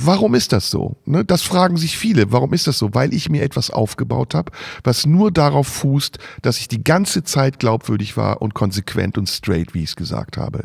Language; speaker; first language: German; early bilingual, other home language; Turkish